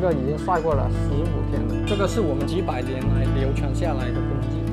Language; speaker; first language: Chinese; non-native, local second language; Cantonese